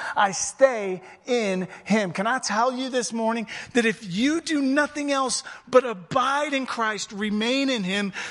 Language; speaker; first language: English; native; English